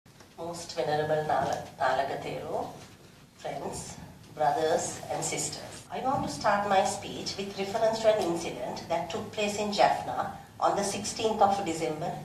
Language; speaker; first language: English; non-native, local second language; Sinhala